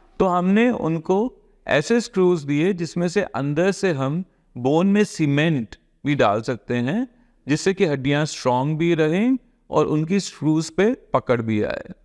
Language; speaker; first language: Hindi; native; Hindi